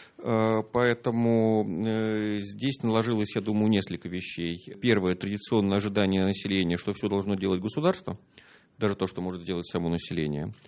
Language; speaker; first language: Russian; native; Russian